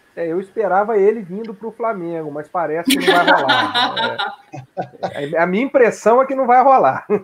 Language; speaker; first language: Portuguese; native; Portuguese